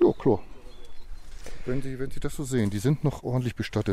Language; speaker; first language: German; native; German